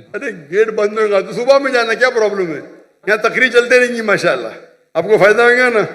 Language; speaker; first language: Urdu; non-native, local second language; Konkani